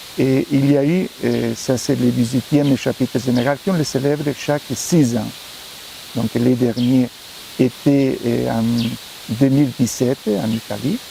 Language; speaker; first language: French; non-native, fluent; Spanish